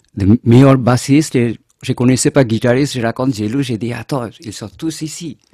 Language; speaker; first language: French; non-native, fluent; Bangla